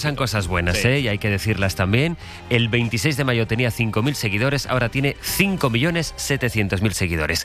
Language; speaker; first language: Spanish; native; Spanish